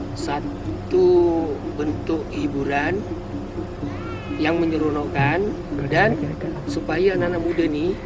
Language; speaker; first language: Malay; native; Malay